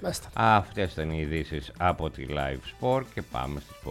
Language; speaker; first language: Greek; native; Greek